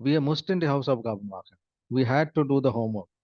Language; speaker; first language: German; non-native, fluent; Hindi